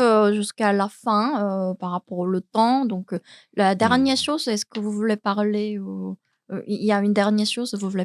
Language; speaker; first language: French; non-native, learner; Korean